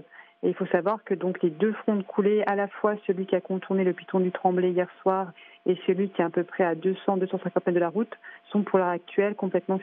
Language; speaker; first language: French; native; French